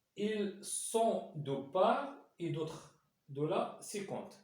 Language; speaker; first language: French; non-native, local second language; Arabic